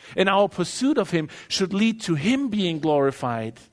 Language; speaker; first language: English; non-native, fluent; German